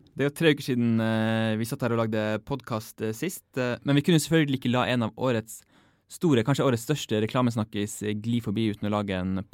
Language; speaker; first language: Norwegian; native; Norwegian